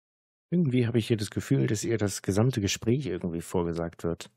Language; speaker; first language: German; native; German